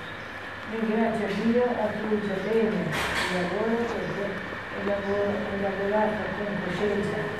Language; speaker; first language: Italian; non-native, learner; Albanian